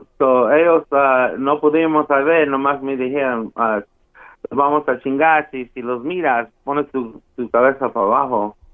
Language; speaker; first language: Spanish; early bilingual, heritage; Spanish